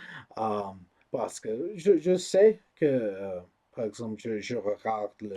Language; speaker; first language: French; non-native, learner; English